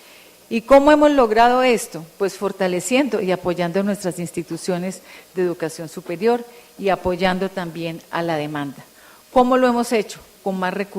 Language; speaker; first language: Spanish; native; Spanish